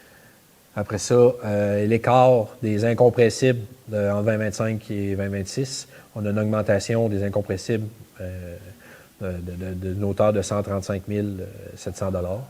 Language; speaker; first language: French; native; French